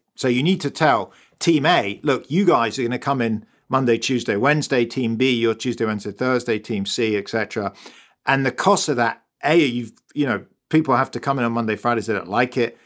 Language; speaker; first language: English; native; English